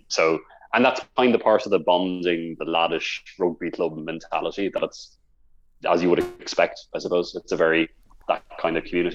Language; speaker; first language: English; native; English